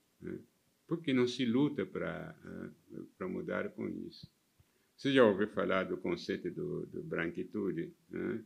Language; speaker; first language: Portuguese; non-native, fluent; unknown